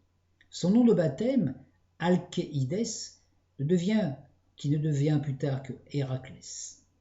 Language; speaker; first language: French; native; French